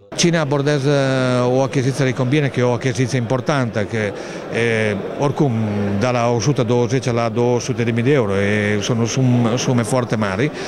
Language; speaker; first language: Romanian; non-native, fluent; Italian